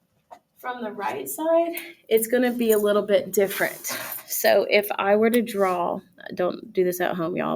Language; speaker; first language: English; native; English